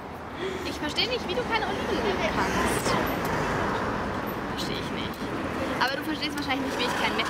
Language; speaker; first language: German; native; German